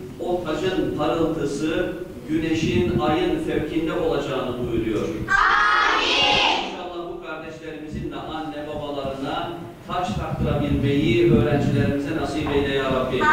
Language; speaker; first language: Turkish; native; Turkish